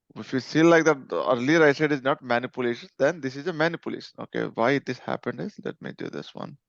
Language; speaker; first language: English; non-native, local second language; Nepali